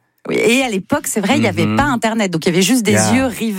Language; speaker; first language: French; native; French